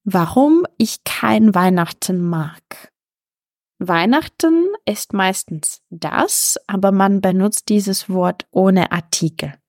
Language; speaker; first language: German; non-native, fluent; Czech